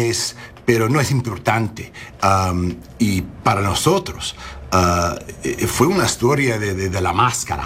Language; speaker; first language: Spanish; non-native, learner; English